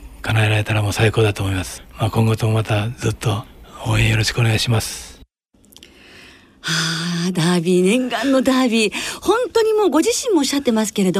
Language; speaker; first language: Japanese; native; Japanese